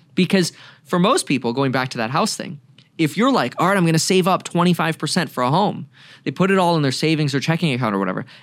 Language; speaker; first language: English; native; English